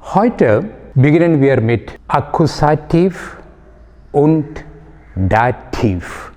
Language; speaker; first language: German; non-native, fluent; Malayalam